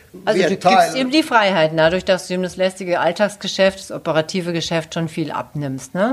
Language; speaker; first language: German; native; German